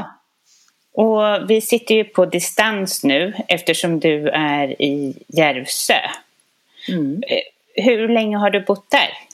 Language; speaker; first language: Swedish; native; Swedish